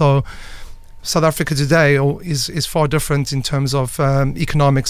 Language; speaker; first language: English; native; English